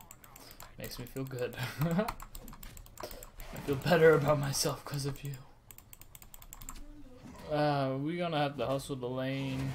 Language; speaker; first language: English; native; English